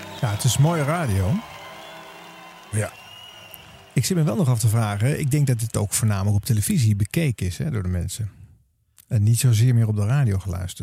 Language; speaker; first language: Dutch; native; Dutch